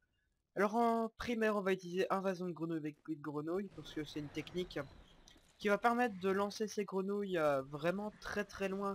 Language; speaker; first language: French; native; French